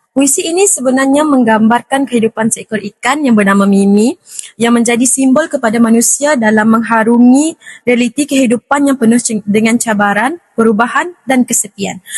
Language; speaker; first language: Malay; native; Malay